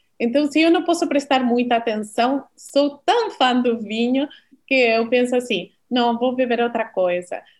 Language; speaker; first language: Portuguese; non-native, fluent; Spanish